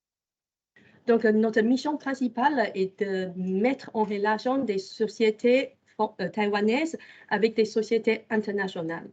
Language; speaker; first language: French; non-native, fluent; Chinese